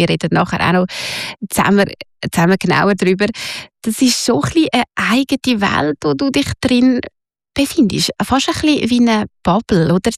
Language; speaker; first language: German; native; German